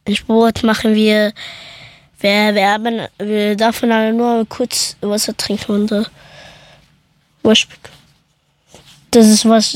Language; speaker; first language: German; early bilingual, other home language; Persian